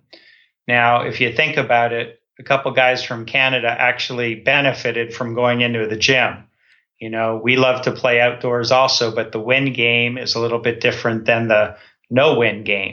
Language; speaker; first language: English; native; English